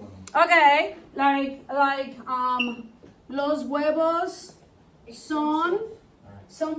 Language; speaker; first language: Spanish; non-native, fluent; English